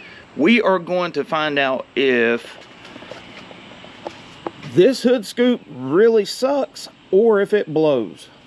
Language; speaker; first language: English; native; English